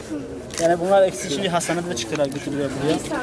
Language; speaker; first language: Turkish; non-native, learner; Tajik